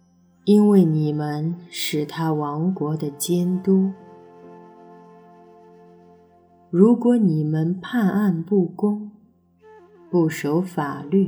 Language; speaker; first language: Chinese; native; Chinese